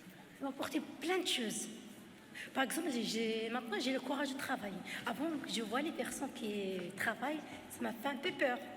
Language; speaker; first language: French; non-native, learner; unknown